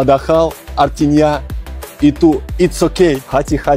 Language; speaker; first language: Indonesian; non-native, fluent; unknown